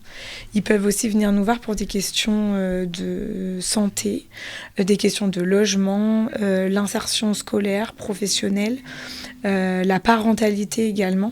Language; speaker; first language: French; native; French